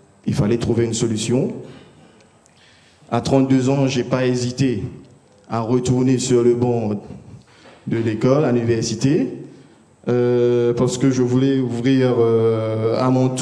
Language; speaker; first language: French; native; French